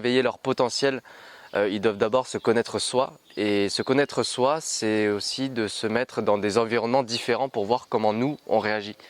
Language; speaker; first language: French; native; French